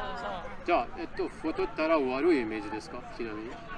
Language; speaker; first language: Japanese; non-native, learner; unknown